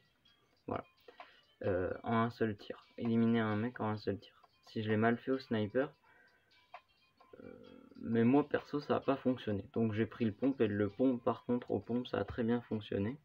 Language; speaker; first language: French; native; French